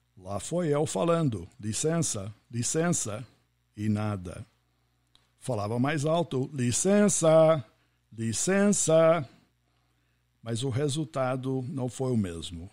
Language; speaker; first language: Portuguese; non-native, fluent; English